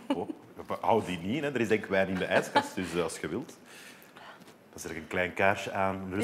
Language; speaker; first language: Dutch; native; Dutch